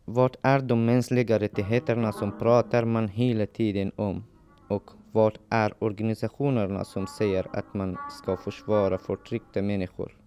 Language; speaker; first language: Swedish; non-native, learner; Persian